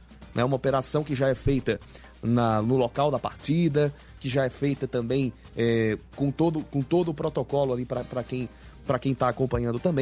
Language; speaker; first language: Portuguese; native; Portuguese